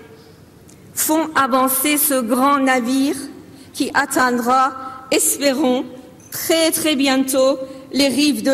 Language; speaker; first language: French; non-native, fluent; Persian